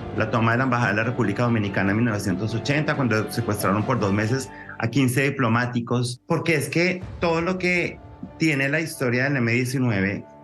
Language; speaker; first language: Spanish; native; Spanish